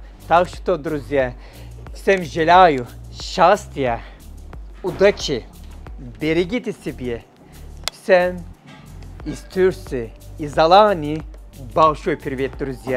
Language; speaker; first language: Russian; non-native, fluent; Turkish